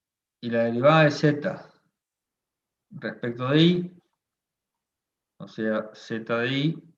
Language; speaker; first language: Spanish; native; Spanish